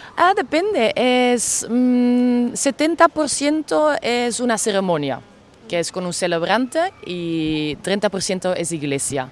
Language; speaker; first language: Spanish; non-native, fluent; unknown